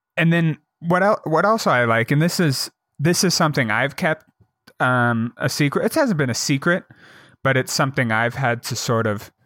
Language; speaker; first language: English; native; English